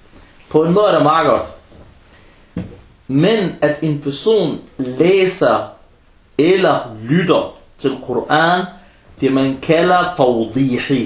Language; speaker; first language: Danish; early bilingual, other home language; Arabic